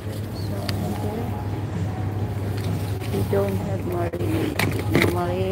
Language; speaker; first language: English; non-native, local second language; Filipino